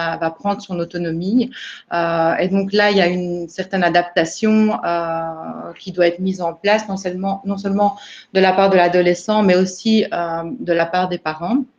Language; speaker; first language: French; native; French